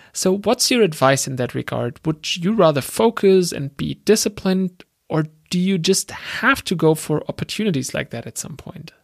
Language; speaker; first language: English; non-native, fluent; German